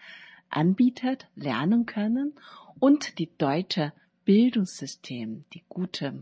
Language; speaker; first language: German; non-native, learner; Chinese